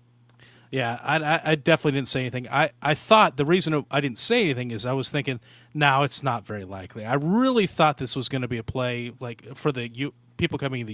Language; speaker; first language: English; native; English